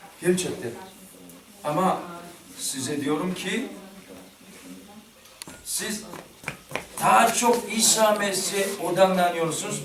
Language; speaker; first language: Turkish; non-native, learner; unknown